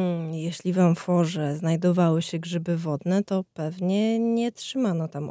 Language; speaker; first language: Polish; native; Polish